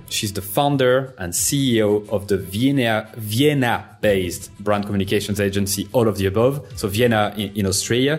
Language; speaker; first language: English; non-native, fluent; French